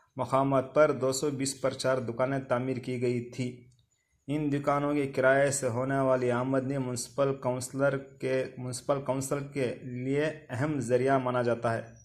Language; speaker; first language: Urdu; native; Urdu